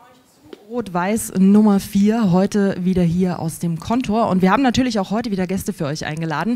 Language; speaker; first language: German; native; German